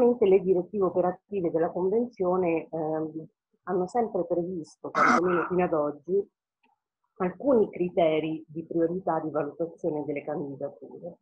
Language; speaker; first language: Italian; native; Italian